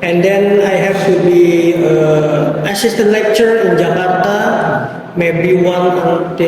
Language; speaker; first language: English; non-native, learner; Indonesian